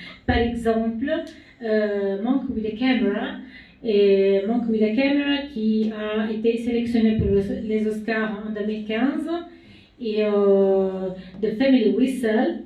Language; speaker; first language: French; non-native, fluent; Italian